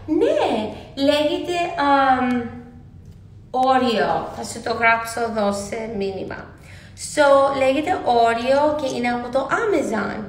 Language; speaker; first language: Greek; early bilingual, heritage; Greek